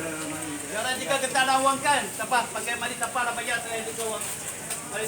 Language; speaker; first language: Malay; non-native, learner; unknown